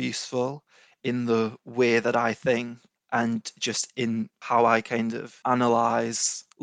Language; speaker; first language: English; native; English